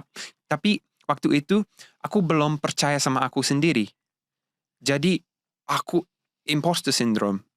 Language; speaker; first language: Indonesian; non-native, fluent; English